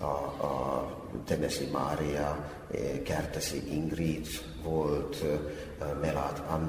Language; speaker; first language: Hungarian; non-native, fluent; Finnish